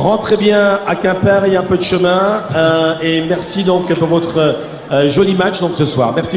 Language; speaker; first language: French; native; French